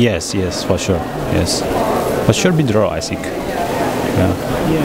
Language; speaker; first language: English; non-native, learner; Polish